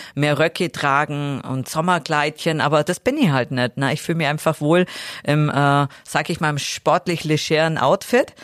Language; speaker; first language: German; native; German